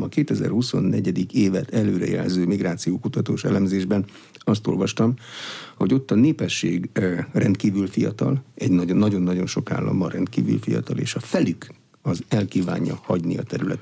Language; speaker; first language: Hungarian; native; Hungarian